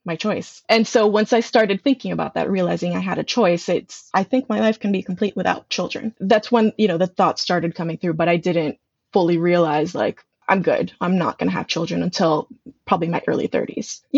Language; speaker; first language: English; native; English